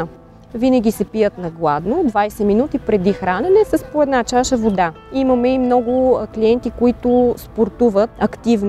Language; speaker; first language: Bulgarian; native; Bulgarian